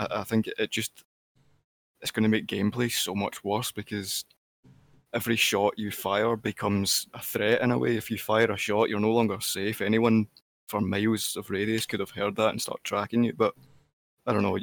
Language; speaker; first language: English; native; English